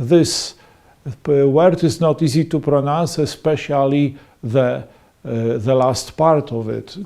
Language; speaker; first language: English; non-native, fluent; Polish